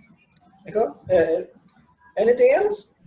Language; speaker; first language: English; non-native, learner; Indonesian